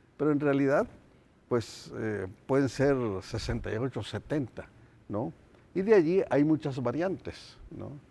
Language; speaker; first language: Spanish; non-native, local second language; Nahuatl languages